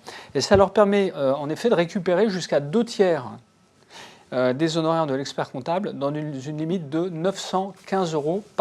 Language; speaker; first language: French; native; French